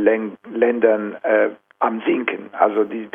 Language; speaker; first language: German; non-native, fluent; Italian